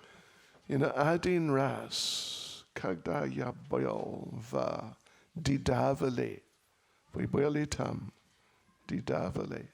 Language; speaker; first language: Russian; non-native, learner; English